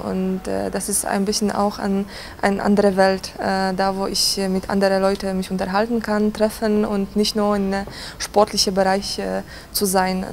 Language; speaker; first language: German; non-native, fluent; Polish